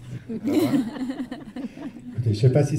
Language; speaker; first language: French; native; French